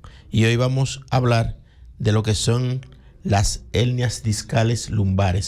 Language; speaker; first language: Spanish; native; Spanish